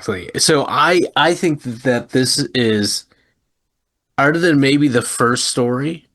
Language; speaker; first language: English; native; English